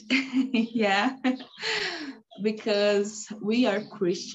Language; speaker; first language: English; non-native, learner; Portuguese